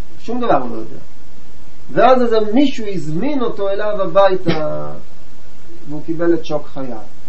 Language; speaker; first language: Hebrew; native; Hebrew